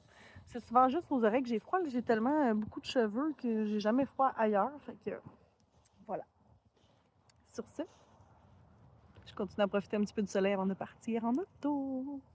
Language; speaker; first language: French; native; French